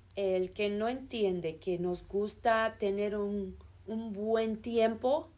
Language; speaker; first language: Spanish; early bilingual, heritage; Spanish